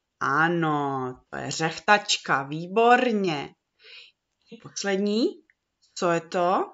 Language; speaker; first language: Czech; early bilingual, heritage; Czech